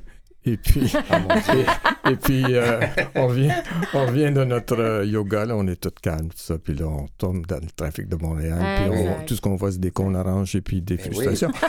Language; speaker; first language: French; native; French